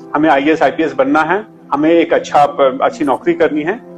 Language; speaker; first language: Hindi; native; Hindi